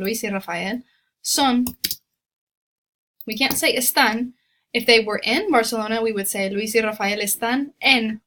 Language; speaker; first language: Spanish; non-native, fluent; English